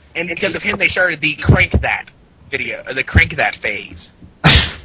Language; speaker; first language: English; native; English